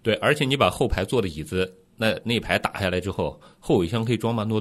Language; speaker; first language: Chinese; native; Chinese